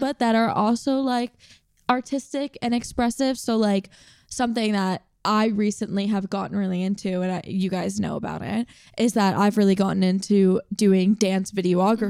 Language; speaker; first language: English; native; English